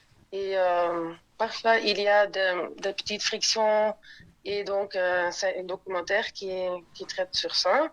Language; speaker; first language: French; non-native, local second language; Dutch